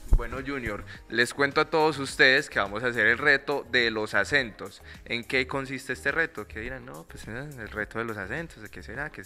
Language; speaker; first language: Spanish; native; Spanish